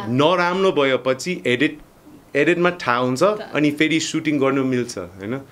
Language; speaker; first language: Nepali; non-native, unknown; English